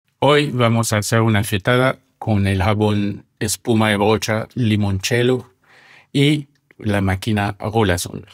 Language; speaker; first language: Spanish; non-native, fluent; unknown